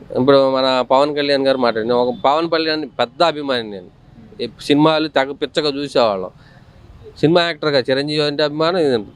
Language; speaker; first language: Telugu; native; Telugu